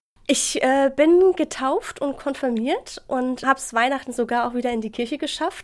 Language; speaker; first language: German; native; German